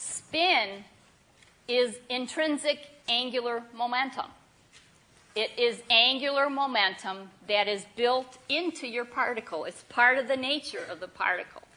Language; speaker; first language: English; native; English